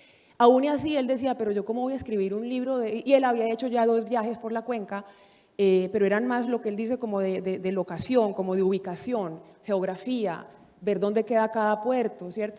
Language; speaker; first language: Spanish; native; Spanish